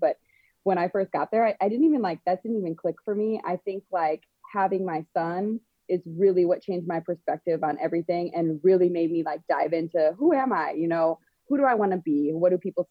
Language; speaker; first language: English; native; English